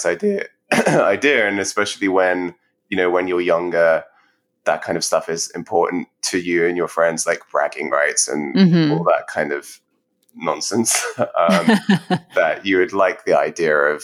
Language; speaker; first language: English; native; English